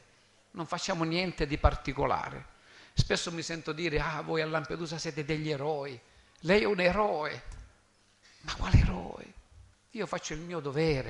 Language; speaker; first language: Italian; native; Italian